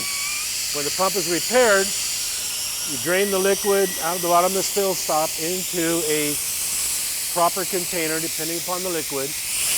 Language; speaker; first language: English; native; English